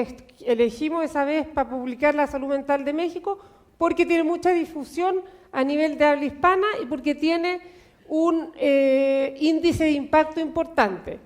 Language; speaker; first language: Spanish; native; Spanish